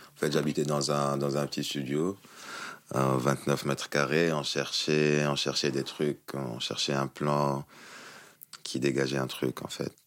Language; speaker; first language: French; non-native, local second language; Arabic